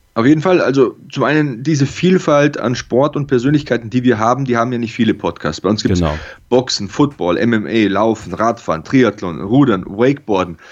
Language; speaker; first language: German; native; German